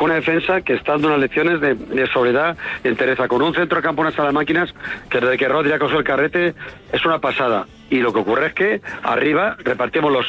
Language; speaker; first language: Spanish; native; Spanish